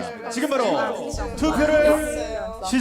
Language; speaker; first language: Korean; native; Korean